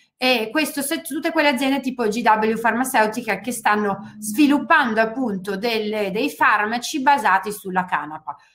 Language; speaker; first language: Italian; native; Italian